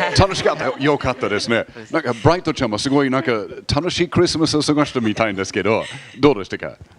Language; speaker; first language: Japanese; non-native, fluent; English